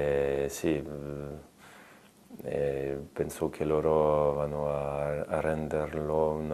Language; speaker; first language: Italian; non-native, fluent; French